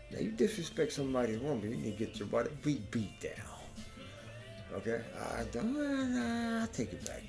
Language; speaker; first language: English; native; English